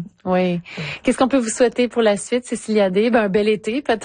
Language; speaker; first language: French; native; French